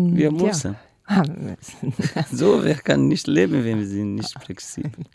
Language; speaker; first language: German; non-native, learner; Portuguese